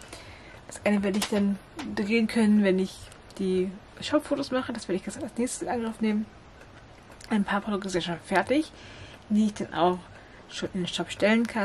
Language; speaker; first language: German; native; German